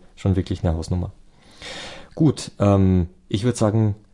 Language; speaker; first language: German; native; German